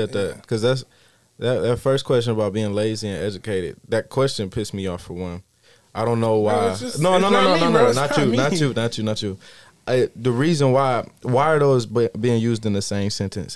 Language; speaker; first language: English; native; English